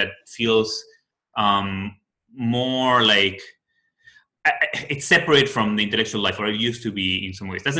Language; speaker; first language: English; non-native, fluent; Spanish